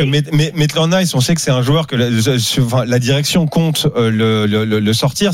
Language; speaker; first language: French; native; French